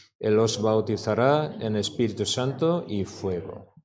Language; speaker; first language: Spanish; non-native, learner; Korean